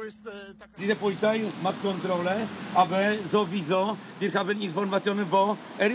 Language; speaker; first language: German; non-native, learner; Polish